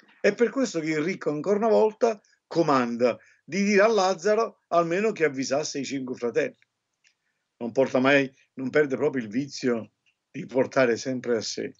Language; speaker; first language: Italian; native; Italian